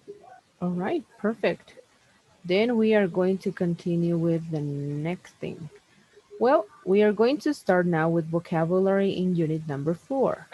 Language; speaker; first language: English; non-native, fluent; Spanish